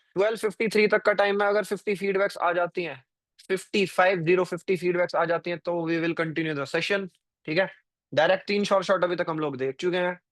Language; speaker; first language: Hindi; native; Hindi